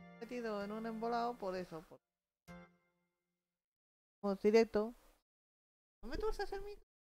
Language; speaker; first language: Spanish; native; Spanish